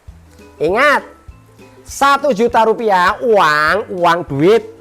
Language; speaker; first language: Indonesian; non-native, local second language; Javanese